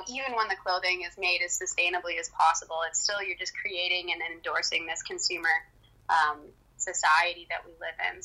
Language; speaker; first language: English; native; English